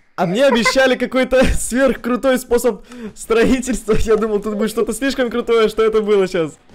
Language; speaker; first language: Russian; early bilingual, heritage; Russian